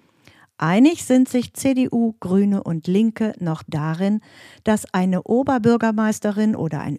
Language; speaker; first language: German; native; German